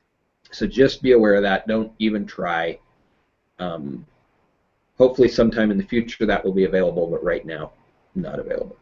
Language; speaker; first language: English; native; English